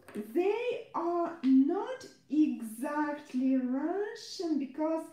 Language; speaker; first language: English; non-native, fluent; Russian